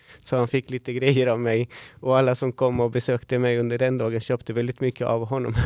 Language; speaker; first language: Swedish; non-native, fluent; Spanish